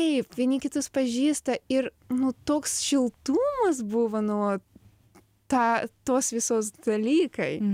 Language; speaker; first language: Lithuanian; non-native, learner; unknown